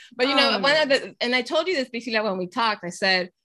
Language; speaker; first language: English; early bilingual, other home language; Spanish